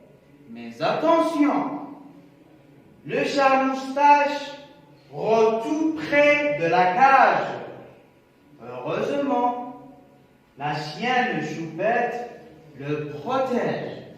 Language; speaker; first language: French; non-native, local second language; Arabic